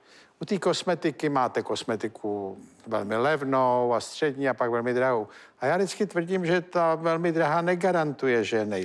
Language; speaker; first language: Czech; native; Czech